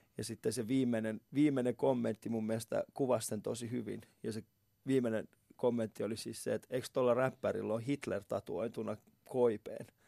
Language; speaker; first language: Finnish; non-native, fluent; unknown